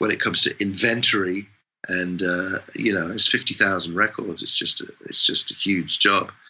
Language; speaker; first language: English; native; English